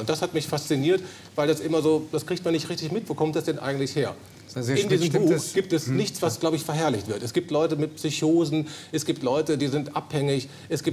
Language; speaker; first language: German; native; German